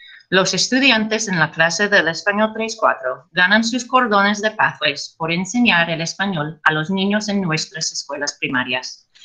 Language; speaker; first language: Spanish; non-native, fluent; English